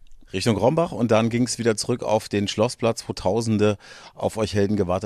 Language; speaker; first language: German; native; German